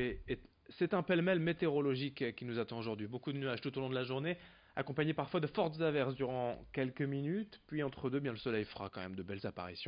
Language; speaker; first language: French; native; French